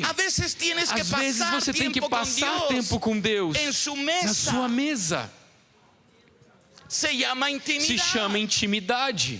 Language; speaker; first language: Portuguese; non-native, fluent; Spanish